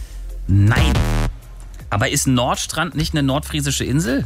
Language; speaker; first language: German; native; German